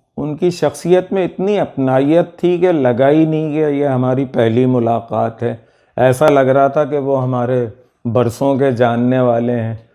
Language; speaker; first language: Urdu; native; Urdu